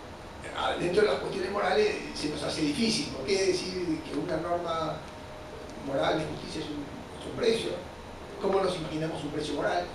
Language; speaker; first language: Spanish; native; Spanish